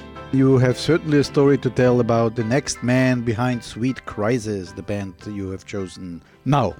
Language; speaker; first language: English; non-native, fluent; German